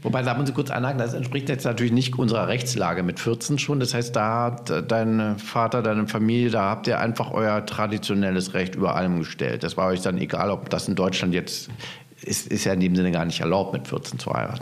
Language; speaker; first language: German; native; German